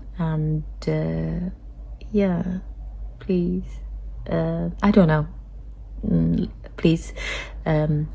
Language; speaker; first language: English; non-native, fluent; Chinese